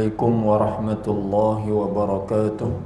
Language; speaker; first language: Malay; native; Malay